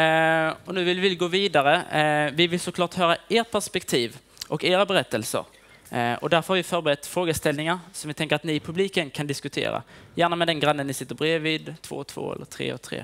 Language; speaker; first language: Swedish; native; Swedish